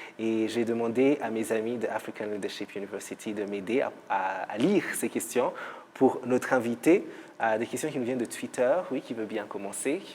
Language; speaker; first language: French; non-native, local second language; Kinyarwanda